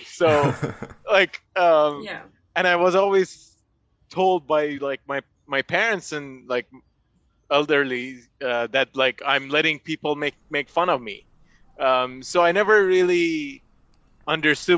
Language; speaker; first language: English; non-native, fluent; Persian